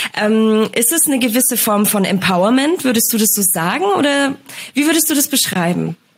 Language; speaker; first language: German; early bilingual, other home language; Polish